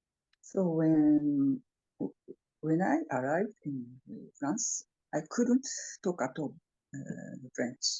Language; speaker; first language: English; non-native, fluent; Japanese